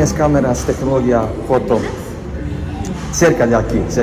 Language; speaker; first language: Spanish; non-native, learner; Serbian